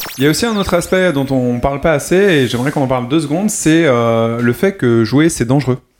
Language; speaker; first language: French; non-native, local second language; Arabic